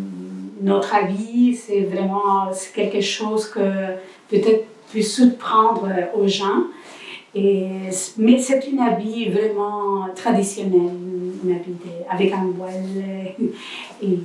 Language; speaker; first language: French; non-native, learner; Spanish